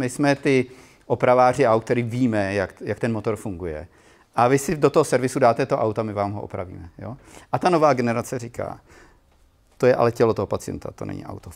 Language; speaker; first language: Czech; native; Czech